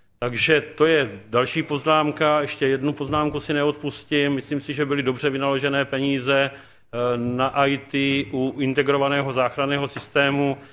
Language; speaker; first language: Czech; native; Czech